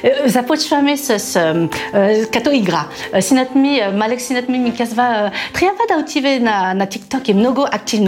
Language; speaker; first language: Bulgarian; non-native, learner; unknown